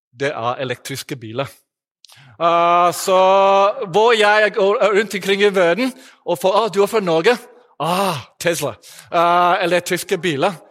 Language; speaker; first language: Norwegian; non-native, fluent; English